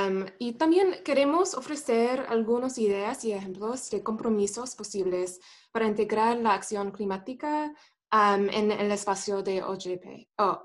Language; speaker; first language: Spanish; non-native, fluent; English